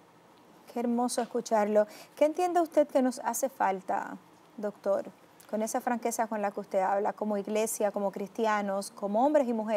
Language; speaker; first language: Spanish; native; Spanish